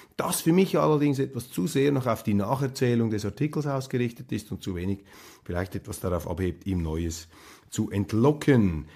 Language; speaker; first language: German; native; German